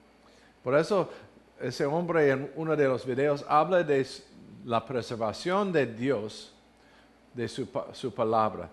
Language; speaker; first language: Spanish; non-native, fluent; English